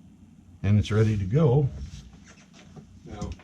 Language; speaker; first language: English; native; English